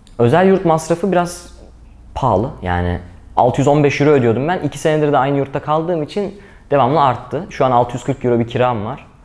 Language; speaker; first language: Turkish; native; Turkish